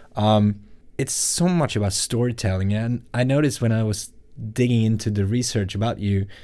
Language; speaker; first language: English; non-native, fluent; Swedish